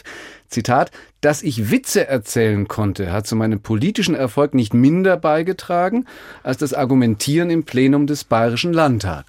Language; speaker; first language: German; native; German